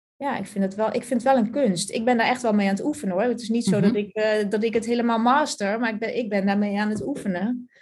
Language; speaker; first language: Dutch; native; Dutch